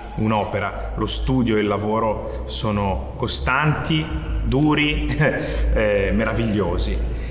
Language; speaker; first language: Italian; native; Italian